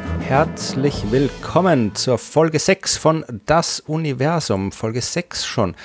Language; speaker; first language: German; native; German